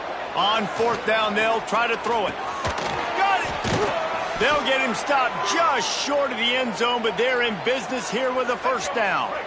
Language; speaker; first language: English; native; English